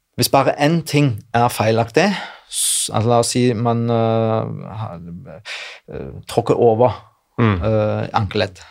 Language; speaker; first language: Norwegian; non-native, fluent; German